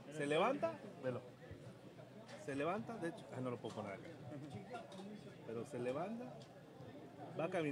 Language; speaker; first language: Spanish; native; Spanish